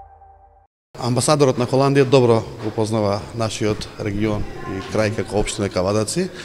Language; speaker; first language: Macedonian; native; Macedonian